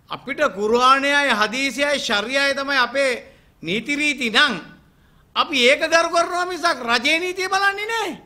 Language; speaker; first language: Sinhala; non-native, local second language; Tamil